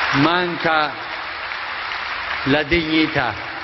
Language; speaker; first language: Italian; non-native, fluent; Spanish